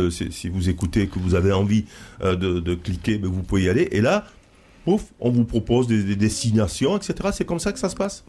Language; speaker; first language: French; native; French